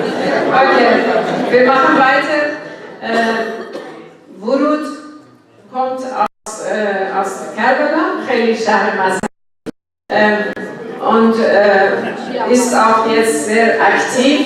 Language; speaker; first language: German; non-native, learner; Persian